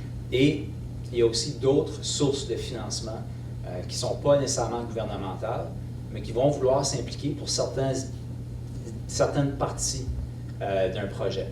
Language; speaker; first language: French; native; French